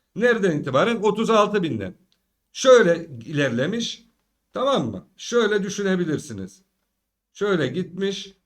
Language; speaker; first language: Turkish; early bilingual, heritage; Turkish